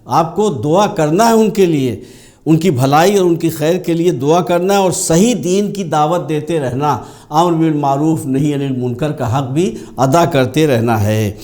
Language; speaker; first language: Urdu; native; Urdu